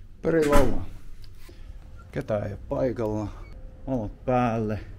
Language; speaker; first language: Finnish; native; Finnish